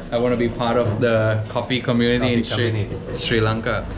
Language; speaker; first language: English; non-native, local second language; Sinhala